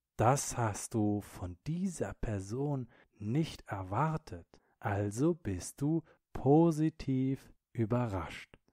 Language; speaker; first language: German; native; German